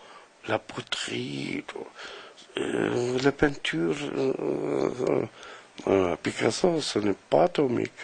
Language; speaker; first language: French; non-native, local second language; Arabic